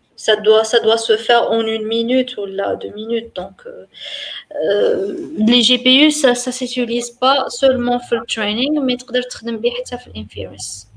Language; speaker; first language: French; non-native, local second language; Arabic